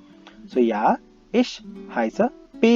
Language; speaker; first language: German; non-native, learner; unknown